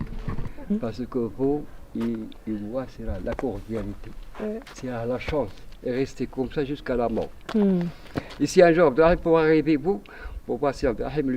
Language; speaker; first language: French; non-native, learner; Arabic